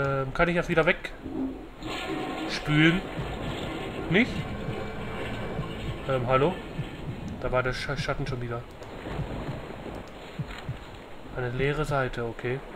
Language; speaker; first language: German; native; German